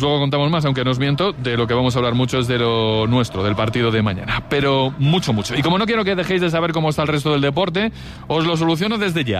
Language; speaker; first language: Spanish; native; Spanish